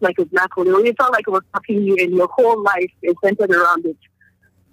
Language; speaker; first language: English; non-native, local second language; Yoruba